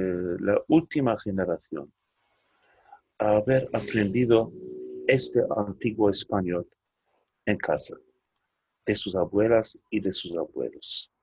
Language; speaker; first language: Spanish; early bilingual, heritage; Turkish